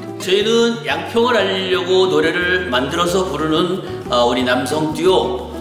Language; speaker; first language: Korean; native; Korean